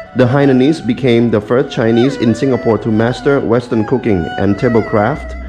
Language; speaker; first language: English; non-native, fluent; Thai